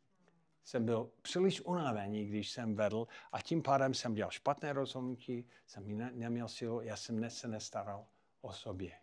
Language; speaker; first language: Czech; non-native, fluent; English